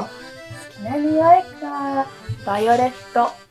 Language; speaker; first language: Japanese; non-native, fluent; Italian